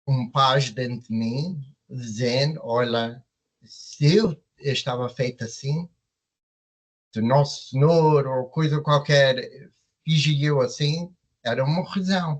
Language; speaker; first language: Portuguese; early bilingual, heritage; Portuguese